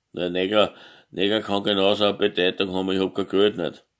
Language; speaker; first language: German; native; German